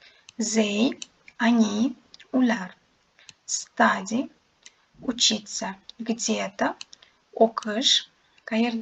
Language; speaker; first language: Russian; non-native, local second language; Uzbek